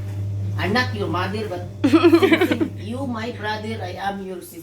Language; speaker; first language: English; non-native, learner; Cebuano